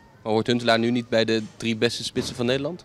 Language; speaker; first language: Dutch; native; Dutch